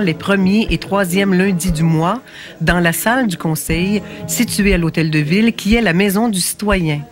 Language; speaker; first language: French; native; French